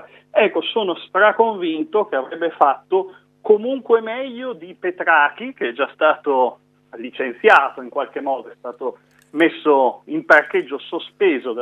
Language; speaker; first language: Italian; native; Italian